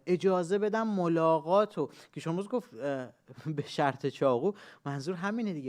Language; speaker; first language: Persian; native; Persian